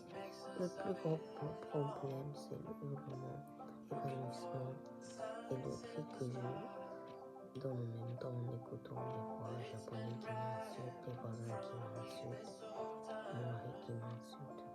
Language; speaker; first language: French; non-native, learner; Japanese